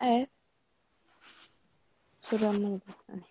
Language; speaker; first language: Turkish; non-native, learner; Arabic